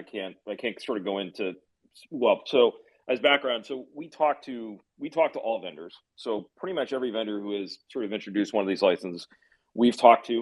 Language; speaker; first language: English; native; English